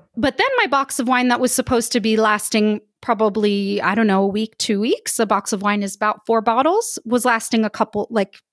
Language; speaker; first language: English; native; English